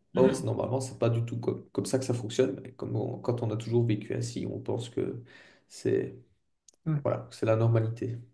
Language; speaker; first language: French; native; French